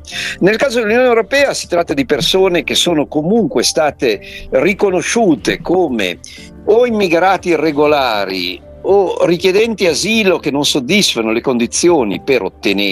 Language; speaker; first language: Italian; native; Italian